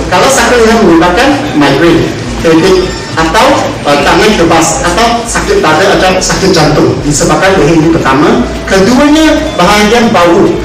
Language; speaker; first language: Malay; non-native, local second language; Chinese